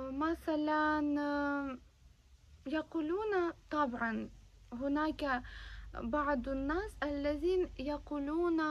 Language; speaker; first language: Arabic; non-native, fluent; Ukrainian